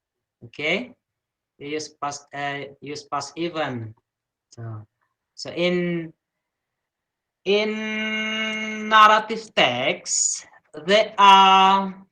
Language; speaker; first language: English; non-native, learner; Indonesian